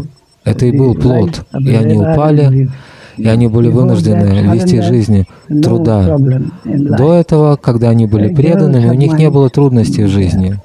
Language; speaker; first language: Russian; native; Russian